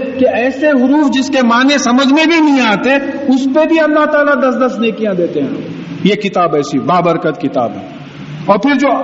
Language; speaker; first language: Urdu; native; Urdu